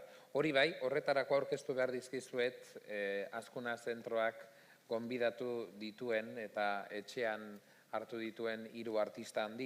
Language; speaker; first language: Basque; native; Basque